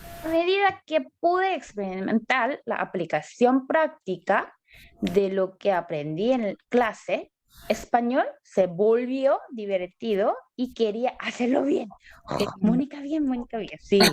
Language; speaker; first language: Spanish; non-native, learner; Korean